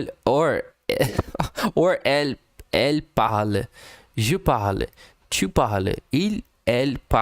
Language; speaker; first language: French; non-native, learner; English